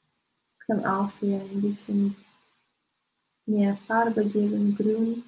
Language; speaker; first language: German; non-native, learner; Russian